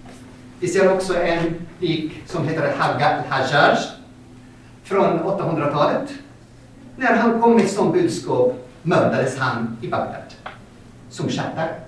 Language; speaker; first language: Swedish; non-native, fluent; Arabic